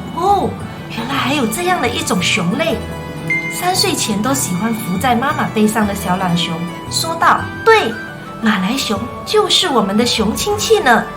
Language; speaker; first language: Chinese; native; Chinese